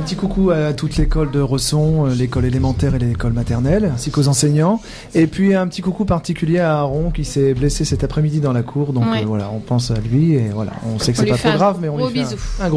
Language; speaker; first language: French; native; French